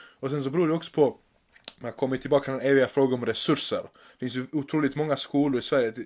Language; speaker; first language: Swedish; native; Swedish